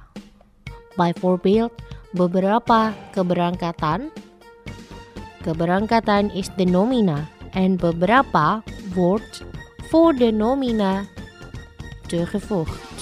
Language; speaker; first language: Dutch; non-native, local second language; Indonesian